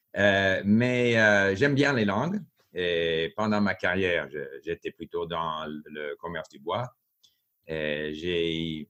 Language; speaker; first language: French; non-native, local second language; English